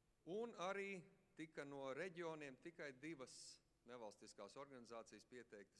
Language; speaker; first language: Latvian; native; Latvian